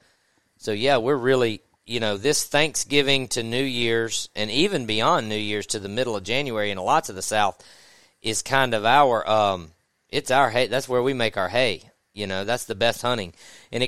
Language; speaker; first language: English; native; English